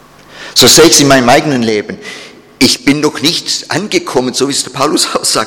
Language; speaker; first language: German; non-native, fluent; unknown